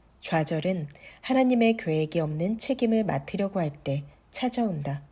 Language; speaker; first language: Korean; native; Korean